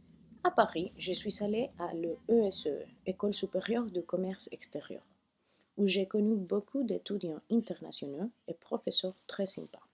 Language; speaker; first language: French; non-native, fluent; Spanish